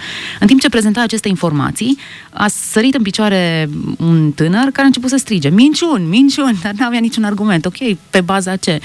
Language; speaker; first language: Romanian; native; Romanian